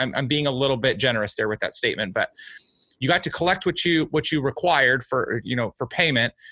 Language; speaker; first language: English; native; English